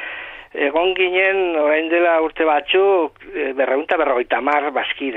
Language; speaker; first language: Basque; non-native, local second language; Spanish